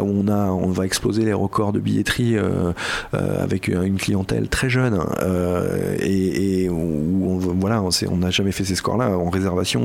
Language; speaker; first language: French; native; French